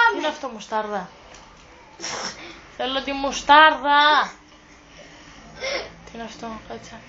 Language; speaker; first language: Greek; native; Greek